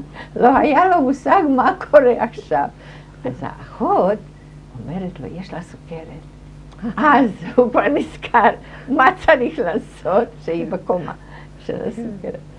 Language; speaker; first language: Hebrew; non-native, fluent; German